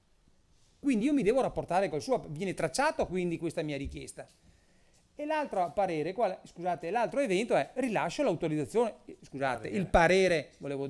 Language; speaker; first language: Italian; native; Italian